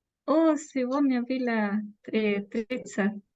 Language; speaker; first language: Russian; non-native, learner; Spanish